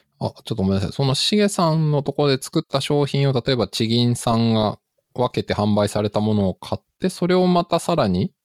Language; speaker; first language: Japanese; native; Japanese